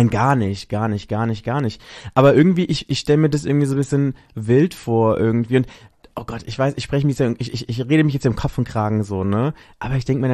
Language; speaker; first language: German; native; German